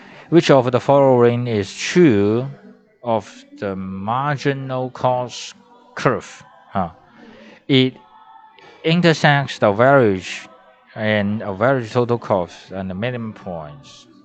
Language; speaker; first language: English; non-native, learner; Chinese